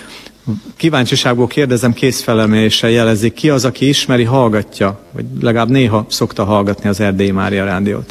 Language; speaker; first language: Hungarian; native; Hungarian